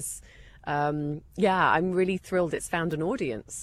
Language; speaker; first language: English; native; English